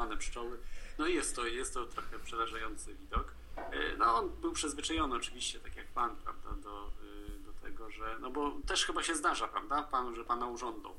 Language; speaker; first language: Polish; native; Polish